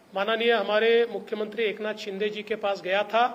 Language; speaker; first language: Hindi; non-native, local second language; Marathi